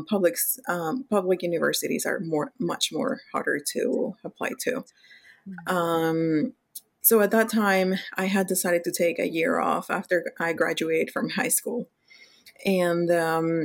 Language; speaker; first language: English; non-native, fluent; Spanish